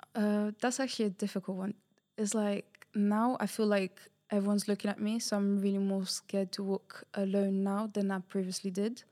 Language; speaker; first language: English; early bilingual, other home language; Portuguese